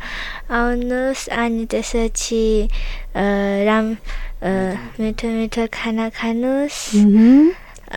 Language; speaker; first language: Nepali; early bilingual, other home language; Chinese